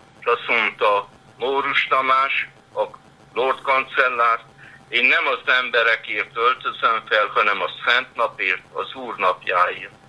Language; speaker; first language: Hungarian; native; Hungarian